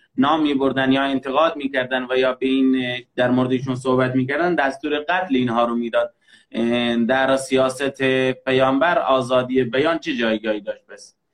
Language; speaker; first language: Persian; native; Persian